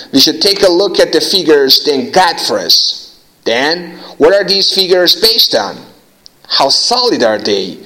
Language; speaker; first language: English; non-native, fluent; Persian